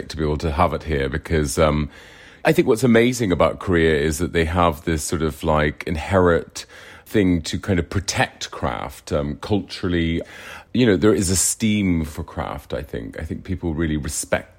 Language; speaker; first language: English; native; English